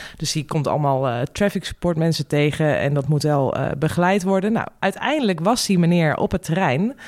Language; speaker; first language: Dutch; native; Dutch